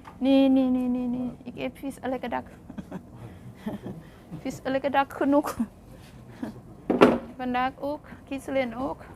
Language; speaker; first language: Dutch; non-native, learner; Thai